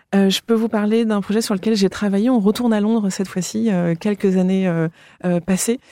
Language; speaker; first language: French; native; French